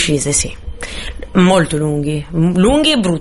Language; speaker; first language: Italian; non-native, fluent; Arabic